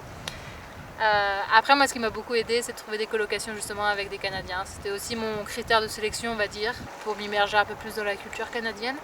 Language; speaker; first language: French; native; French